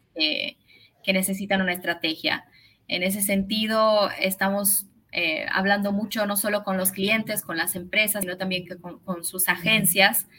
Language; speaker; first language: Spanish; early bilingual, heritage; Spanish